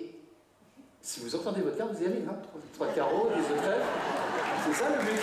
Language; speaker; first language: French; native; French